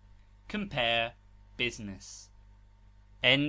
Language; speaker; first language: English; native; English